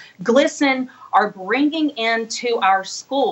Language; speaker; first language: English; native; English